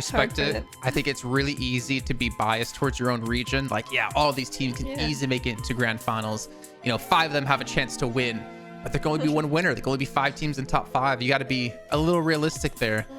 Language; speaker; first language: English; native; English